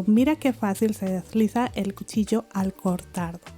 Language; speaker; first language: Spanish; native; Spanish